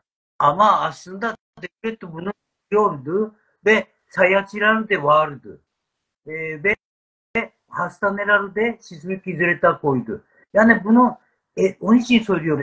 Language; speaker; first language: Turkish; non-native, learner; Japanese